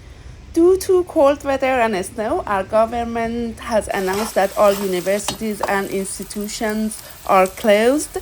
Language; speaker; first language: English; non-native, fluent; Persian